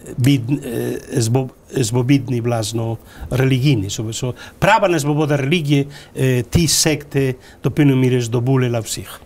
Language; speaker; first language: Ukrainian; non-native, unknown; Spanish